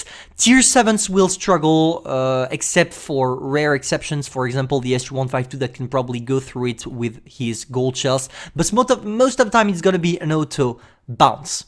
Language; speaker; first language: English; non-native, fluent; French